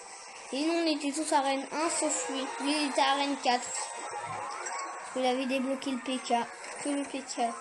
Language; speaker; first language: French; native; French